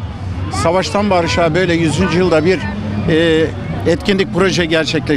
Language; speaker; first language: Turkish; native; Turkish